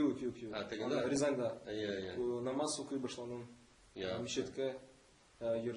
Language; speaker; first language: Tatar; non-native, local second language; Russian